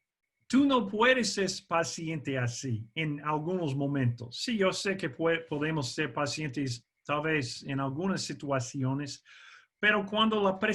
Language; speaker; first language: Spanish; non-native, fluent; English